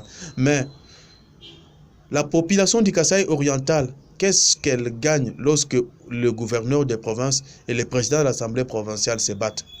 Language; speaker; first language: French; non-native, local second language; Luba-Lulua